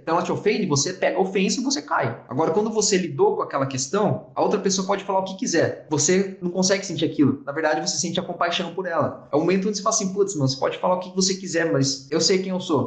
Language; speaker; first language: Portuguese; native; Portuguese